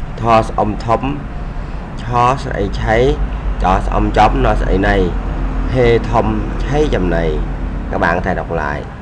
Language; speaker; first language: Vietnamese; non-native, local second language; Khmer